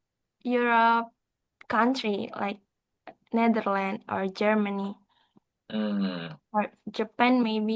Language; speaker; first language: English; non-native, learner; Indonesian